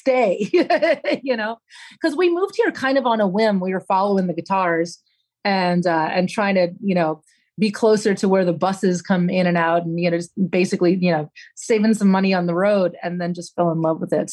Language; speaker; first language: English; native; English